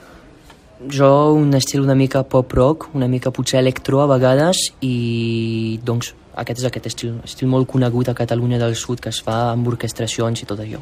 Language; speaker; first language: Catalan; non-native, local second language; French